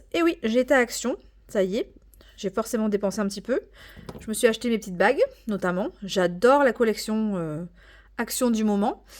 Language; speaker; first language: French; native; French